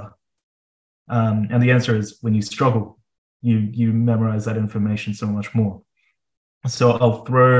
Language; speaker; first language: English; native; English